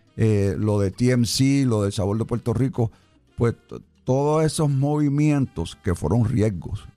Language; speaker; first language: Spanish; early bilingual, heritage; Spanish